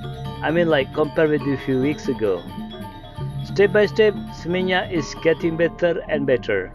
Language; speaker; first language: English; non-native, learner; Indonesian